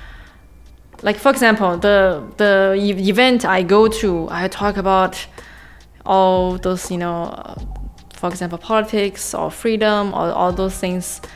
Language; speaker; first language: English; non-native, fluent; Chinese